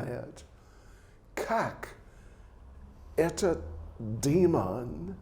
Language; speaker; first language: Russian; non-native, learner; English